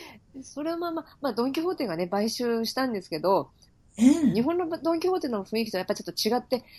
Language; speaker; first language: Japanese; native; Japanese